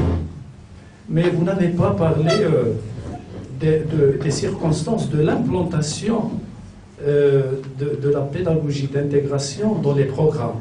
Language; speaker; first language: French; non-native, local second language; Arabic